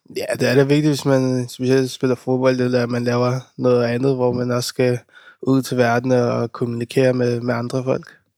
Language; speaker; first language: Danish; early bilingual, other home language; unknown